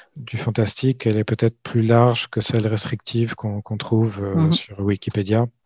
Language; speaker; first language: French; native; French